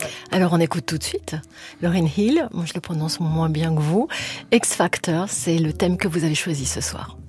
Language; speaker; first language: French; native; French